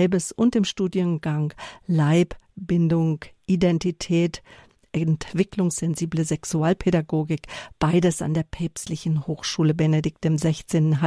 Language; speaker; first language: German; native; German